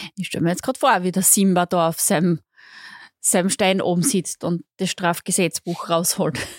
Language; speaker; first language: German; native; German